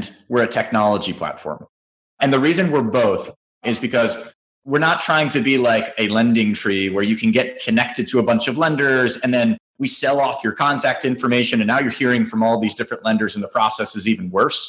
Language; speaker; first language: English; native; English